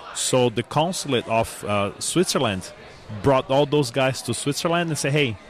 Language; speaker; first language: English; non-native, fluent; Portuguese